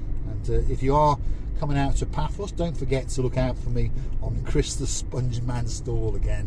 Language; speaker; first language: English; native; English